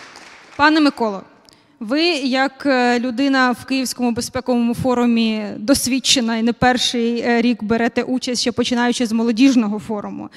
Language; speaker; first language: Ukrainian; native; Ukrainian